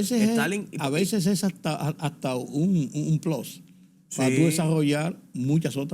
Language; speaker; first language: Spanish; native; Spanish